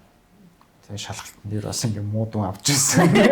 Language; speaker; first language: Mongolian; non-native, fluent; Japanese